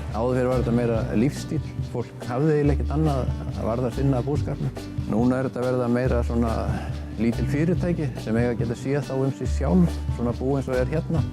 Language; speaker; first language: Icelandic; native; Icelandic